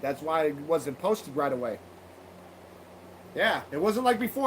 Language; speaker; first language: English; native; English